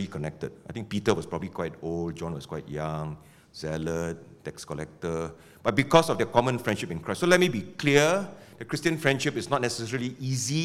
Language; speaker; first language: English; non-native, local second language; Min Nan Chinese